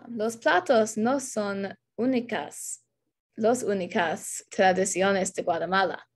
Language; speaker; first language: Spanish; non-native, learner; English